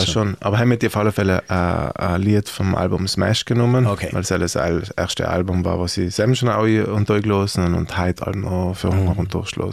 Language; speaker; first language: German; native; German